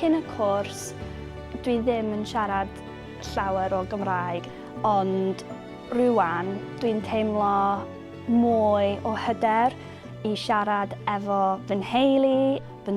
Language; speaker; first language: Welsh; non-native, local second language; English